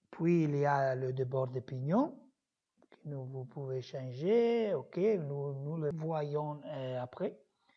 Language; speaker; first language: French; non-native, fluent; Italian